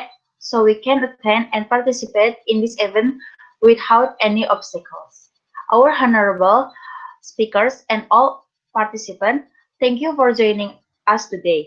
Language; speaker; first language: English; non-native, learner; Indonesian